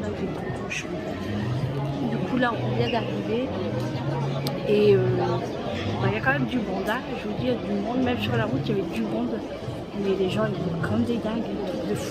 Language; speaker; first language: French; native; French